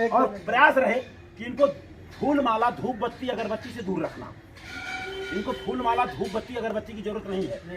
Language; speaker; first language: Hindi; native; Hindi